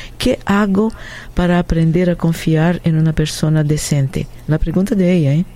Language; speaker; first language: Spanish; non-native, fluent; Portuguese